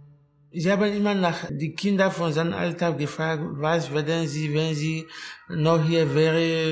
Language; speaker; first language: German; non-native, learner; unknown